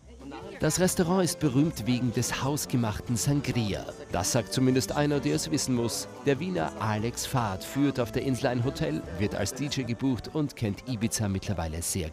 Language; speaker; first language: German; native; German